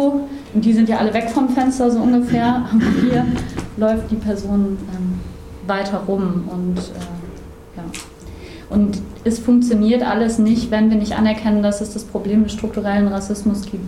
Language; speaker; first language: German; native; German